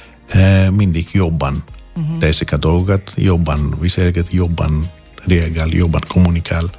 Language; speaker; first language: Hungarian; non-native, fluent; Greek